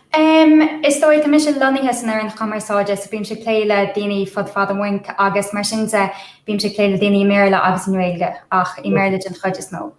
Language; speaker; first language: Irish; non-native, local second language; English